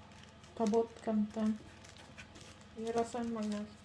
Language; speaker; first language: Swedish; non-native, learner; Filipino